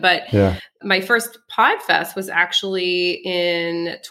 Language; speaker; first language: English; early bilingual, other home language; French